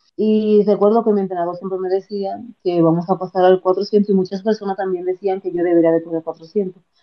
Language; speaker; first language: Spanish; native; Spanish